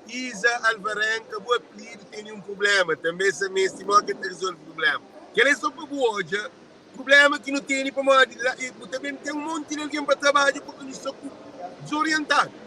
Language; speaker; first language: Portuguese; non-native, local second language; Kabuverdianu